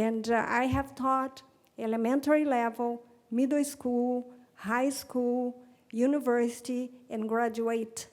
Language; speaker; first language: English; non-native, fluent; Portuguese